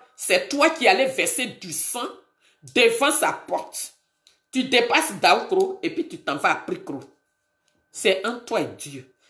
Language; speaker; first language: French; non-native, local second language; Baoulé